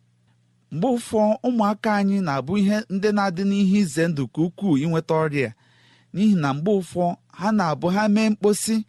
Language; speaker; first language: Igbo; native; Igbo